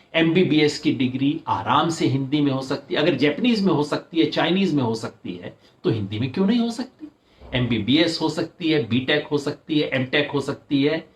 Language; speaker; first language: Hindi; native; Hindi